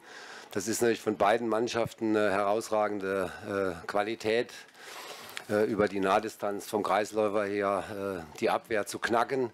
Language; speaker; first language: German; native; German